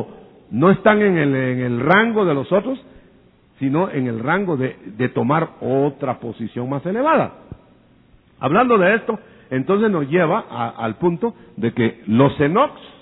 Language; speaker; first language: Spanish; native; Spanish